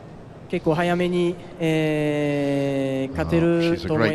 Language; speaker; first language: Japanese; non-native, fluent; French